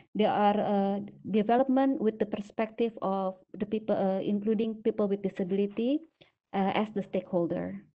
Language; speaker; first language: English; non-native, fluent; Indonesian